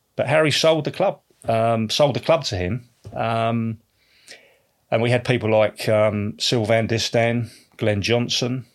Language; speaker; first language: English; native; English